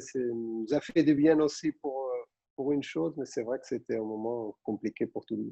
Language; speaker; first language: French; non-native, fluent; Portuguese